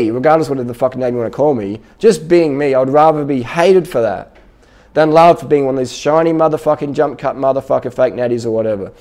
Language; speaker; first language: English; native; English